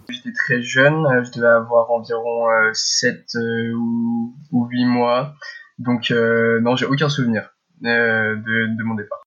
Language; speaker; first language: French; early bilingual, heritage; French